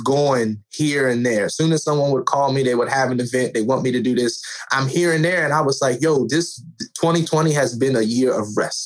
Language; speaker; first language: English; native; English